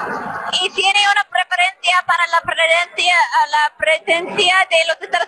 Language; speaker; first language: Spanish; non-native, learner; English